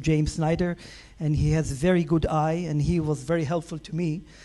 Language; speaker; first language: English; non-native, fluent; Hebrew